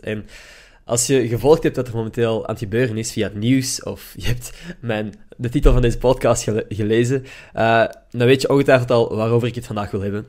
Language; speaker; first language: Dutch; native; Dutch